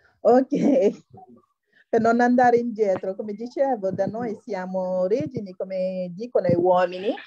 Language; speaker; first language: Italian; non-native, learner; Wolof